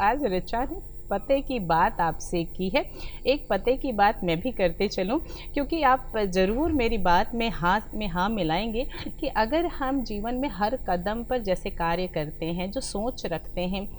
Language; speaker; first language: Hindi; native; Hindi